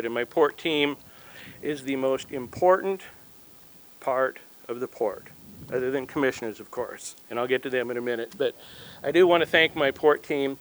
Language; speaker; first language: English; native; English